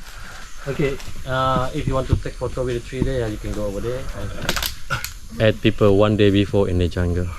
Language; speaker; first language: English; non-native, learner; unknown